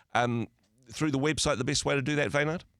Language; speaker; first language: English; native; English